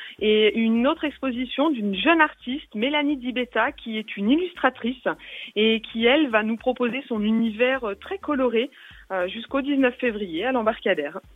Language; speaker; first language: French; native; French